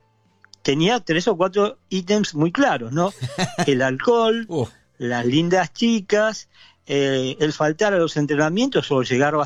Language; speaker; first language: Spanish; native; Spanish